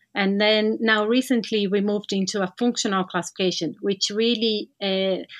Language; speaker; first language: English; non-native, fluent; Portuguese